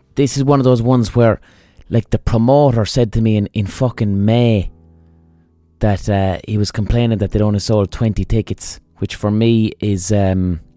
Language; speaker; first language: English; native; English